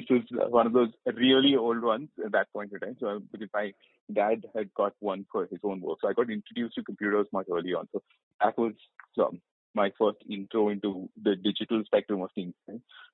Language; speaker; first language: English; non-native, local second language; Malayalam